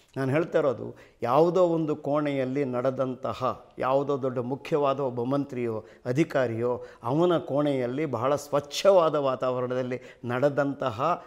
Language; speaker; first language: Kannada; native; Kannada